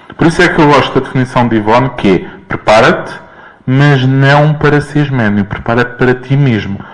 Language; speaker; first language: Portuguese; native; Portuguese